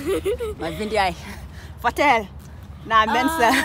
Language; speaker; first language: Dutch; non-native, learner; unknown